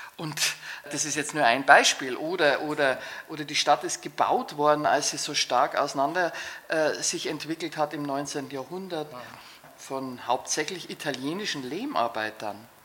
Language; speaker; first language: German; native; German